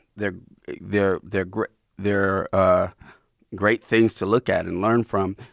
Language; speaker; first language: English; native; English